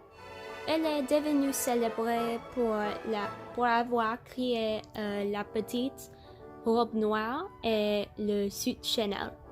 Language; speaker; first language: French; non-native, learner; English